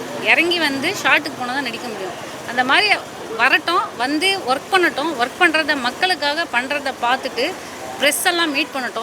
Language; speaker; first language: Tamil; native; Tamil